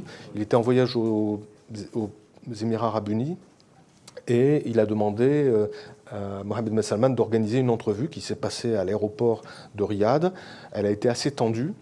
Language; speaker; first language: French; native; French